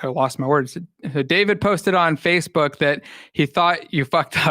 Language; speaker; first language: English; native; English